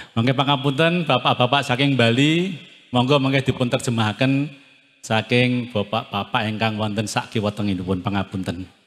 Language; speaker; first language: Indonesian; non-native, local second language; Javanese